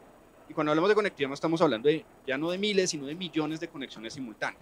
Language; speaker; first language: Spanish; native; Spanish